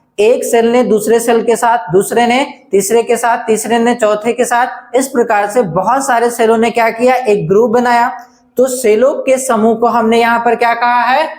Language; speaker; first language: Hindi; native; Hindi